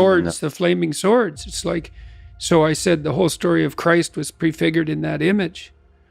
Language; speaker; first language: English; native; English